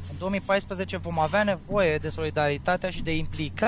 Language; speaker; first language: Romanian; native; Romanian